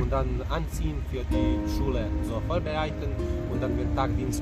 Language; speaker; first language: German; non-native, fluent; Serbian